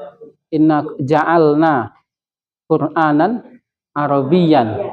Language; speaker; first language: Arabic; non-native, fluent; Indonesian